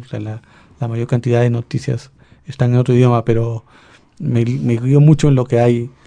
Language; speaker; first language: Spanish; native; Spanish